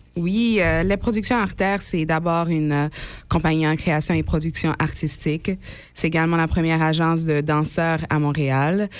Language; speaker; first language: French; non-native, local second language; Haitian Creole